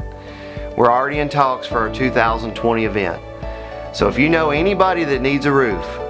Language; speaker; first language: English; native; English